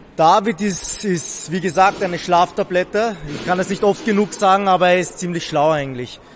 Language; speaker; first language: German; native; German